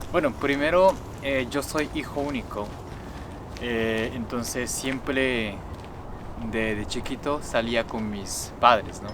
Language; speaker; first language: Spanish; non-native, fluent; Japanese